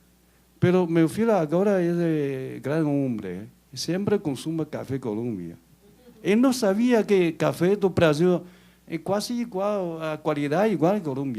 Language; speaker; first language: Portuguese; non-native, learner; Chinese